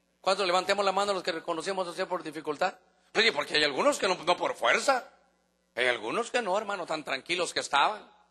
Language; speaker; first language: Spanish; native; Spanish